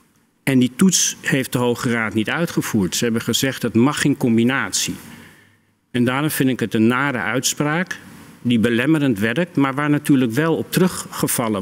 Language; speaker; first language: Dutch; native; Dutch